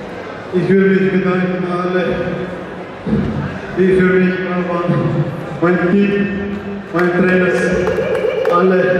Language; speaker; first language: German; non-native, learner; Russian